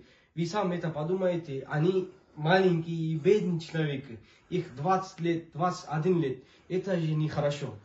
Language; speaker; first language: Russian; non-native, learner; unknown